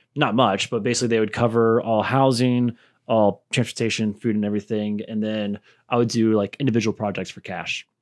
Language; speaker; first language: English; native; English